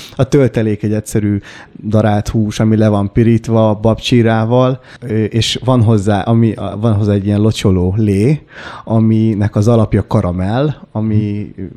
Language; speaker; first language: Hungarian; native; Hungarian